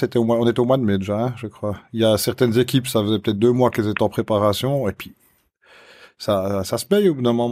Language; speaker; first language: French; native; French